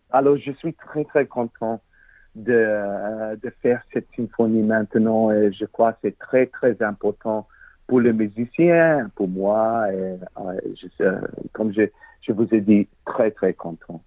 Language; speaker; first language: French; non-native, learner; English